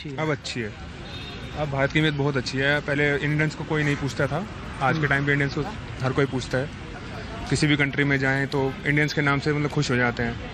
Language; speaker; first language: Hindi; native; Hindi